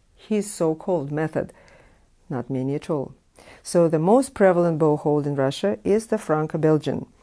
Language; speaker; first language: English; non-native, fluent; Russian